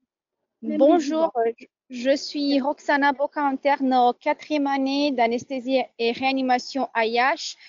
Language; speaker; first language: French; non-native, fluent; Romanian